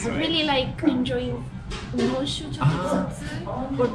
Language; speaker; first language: English; non-native, fluent; Italian